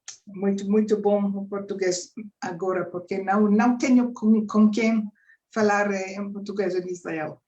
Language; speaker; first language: Portuguese; non-native, learner; Hebrew